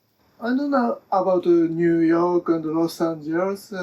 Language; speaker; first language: English; non-native, learner; Japanese